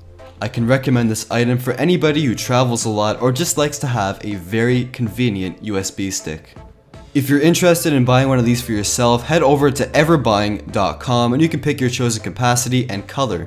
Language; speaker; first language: English; native; English